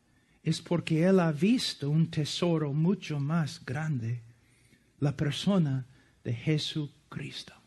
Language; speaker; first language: Spanish; non-native, fluent; English